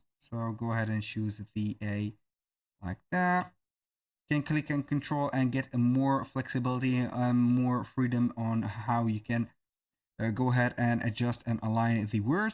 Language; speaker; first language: English; non-native, fluent; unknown